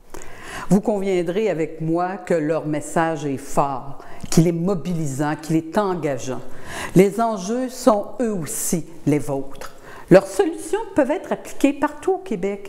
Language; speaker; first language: French; native; French